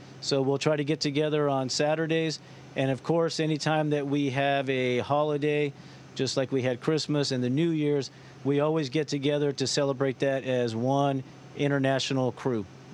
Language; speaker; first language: English; early bilingual, other home language; Spanish